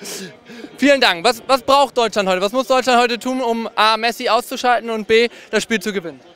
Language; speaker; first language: German; native; German